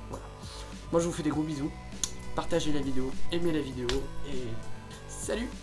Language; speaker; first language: French; native; French